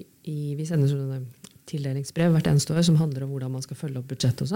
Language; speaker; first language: Norwegian; native; Norwegian